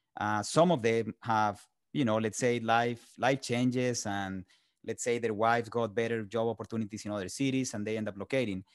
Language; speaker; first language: English; non-native, fluent; Spanish